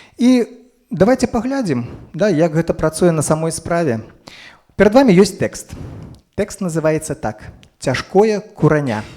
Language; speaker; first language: Belarusian; non-native, local second language; Russian